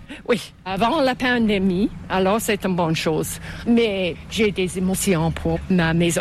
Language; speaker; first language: French; non-native, fluent; English